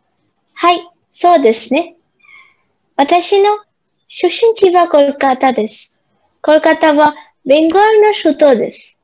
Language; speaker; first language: Japanese; non-native, learner; Bangla